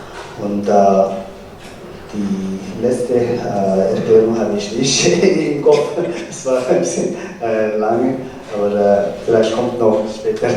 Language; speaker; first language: German; non-native, fluent; Tibetan